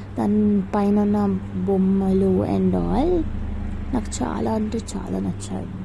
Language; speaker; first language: Telugu; non-native, local second language; Marathi